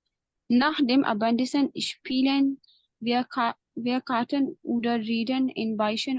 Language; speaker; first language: German; non-native, learner; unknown